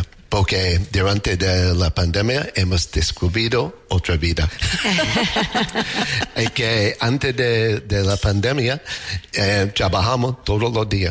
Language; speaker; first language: Spanish; non-native, fluent; English